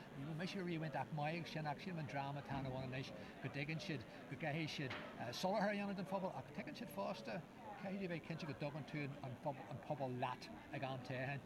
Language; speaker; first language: Irish; non-native, local second language; English